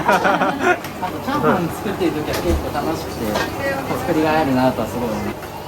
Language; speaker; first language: Japanese; native; Japanese